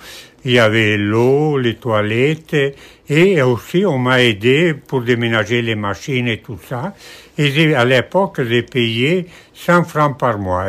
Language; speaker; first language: French; non-native, fluent; Italian